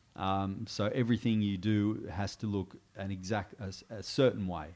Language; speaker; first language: English; native; English